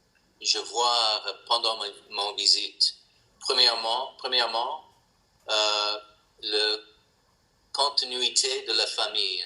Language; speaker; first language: French; non-native, learner; English